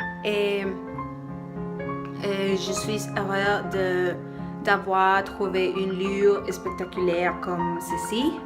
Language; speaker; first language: French; non-native, learner; Spanish